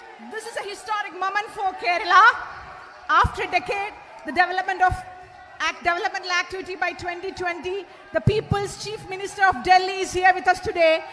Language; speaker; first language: English; non-native, local second language; Malayalam